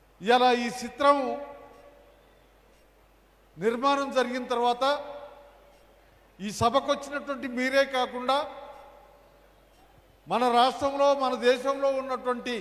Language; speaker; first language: Telugu; native; Telugu